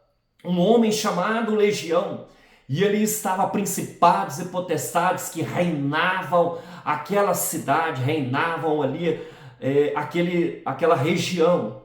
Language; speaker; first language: Portuguese; native; Portuguese